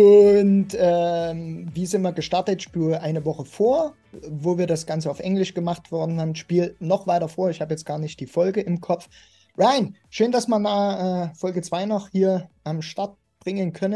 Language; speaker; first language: German; native; German